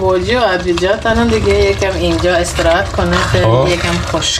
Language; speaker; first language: Persian; non-native, learner; Norwegian